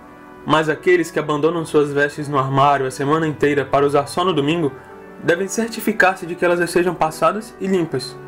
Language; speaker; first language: Portuguese; native; Portuguese